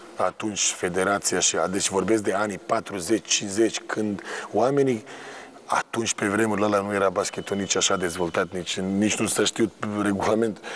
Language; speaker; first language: Romanian; non-native, fluent; Serbian